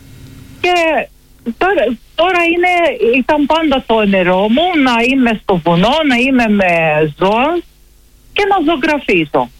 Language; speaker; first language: Greek; non-native, learner; Maltese